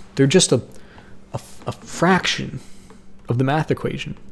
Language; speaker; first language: English; native; English